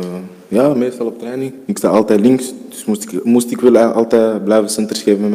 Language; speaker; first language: Dutch; early bilingual, other home language; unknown